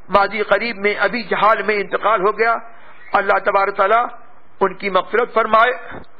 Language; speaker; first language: Urdu; native; Urdu